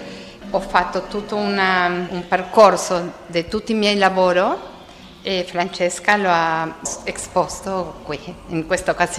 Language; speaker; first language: Italian; non-native, learner; Spanish